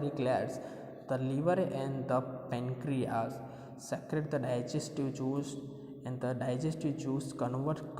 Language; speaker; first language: English; non-native, local second language; Gujarati